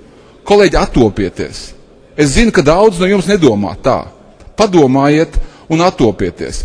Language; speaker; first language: Latvian; native; Latvian